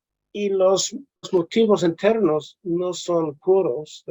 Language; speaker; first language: Spanish; non-native, learner; English